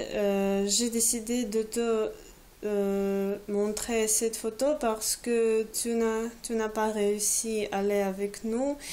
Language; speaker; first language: French; non-native, learner; Russian